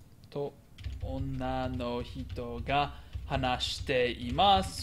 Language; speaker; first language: Japanese; non-native, fluent; English